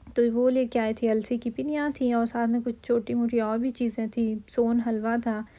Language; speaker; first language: Urdu; native; Urdu